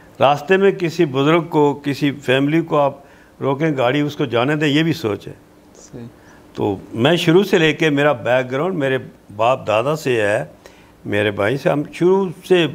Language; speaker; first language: Urdu; non-native, local second language; Pahari-Potwari